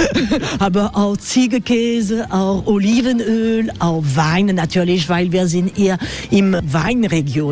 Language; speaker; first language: German; non-native, fluent; French